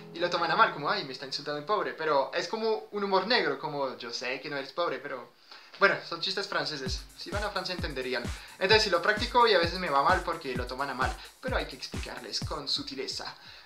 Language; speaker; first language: Spanish; non-native, fluent; French